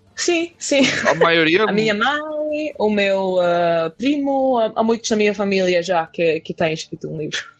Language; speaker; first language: Portuguese; non-native, fluent; Icelandic